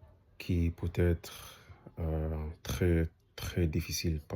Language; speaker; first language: French; non-native, learner; English